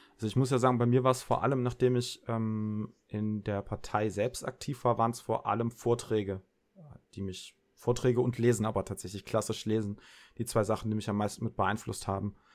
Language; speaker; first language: German; early bilingual, other home language; Serbian